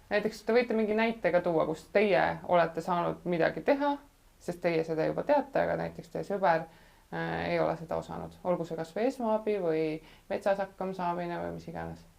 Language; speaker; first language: Estonian; native; Estonian